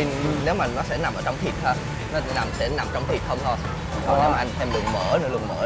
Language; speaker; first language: Vietnamese; native; Vietnamese